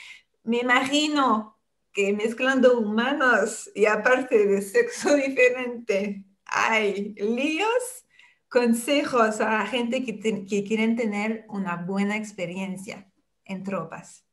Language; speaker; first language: Spanish; non-native, fluent; French